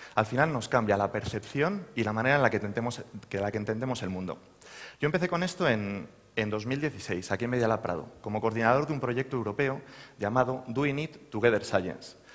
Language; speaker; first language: Spanish; native; Spanish